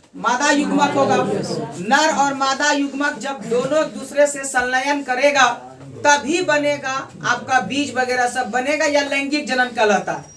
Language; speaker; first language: Hindi; native; Hindi